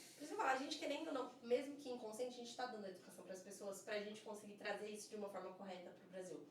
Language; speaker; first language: Portuguese; early bilingual, heritage; Portuguese